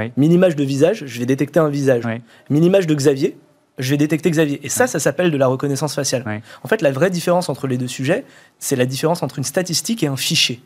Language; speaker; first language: French; native; French